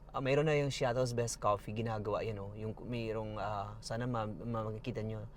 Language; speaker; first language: Filipino; non-native, local second language; Cebuano